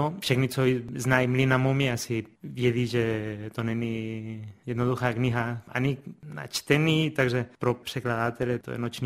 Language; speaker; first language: Czech; non-native, fluent; Spanish